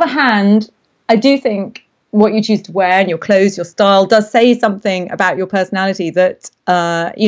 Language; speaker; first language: English; native; English